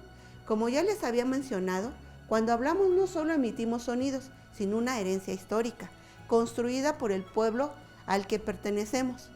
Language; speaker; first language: Spanish; native; Spanish